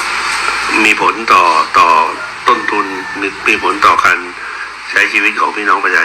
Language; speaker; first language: Thai; native; Thai